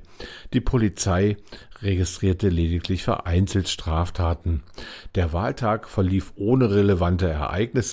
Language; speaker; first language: German; native; German